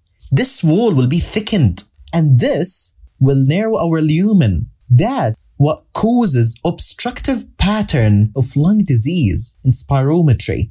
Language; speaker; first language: English; non-native, fluent; Arabic